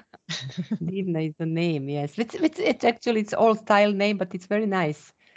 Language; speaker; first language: English; non-native, fluent; Serbian